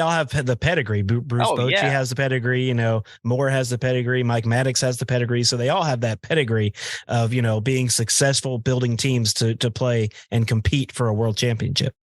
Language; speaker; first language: English; native; English